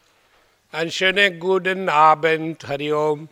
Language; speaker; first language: German; non-native, learner; Hindi